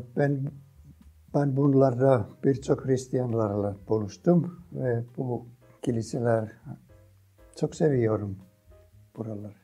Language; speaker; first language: Turkish; non-native, fluent; Finnish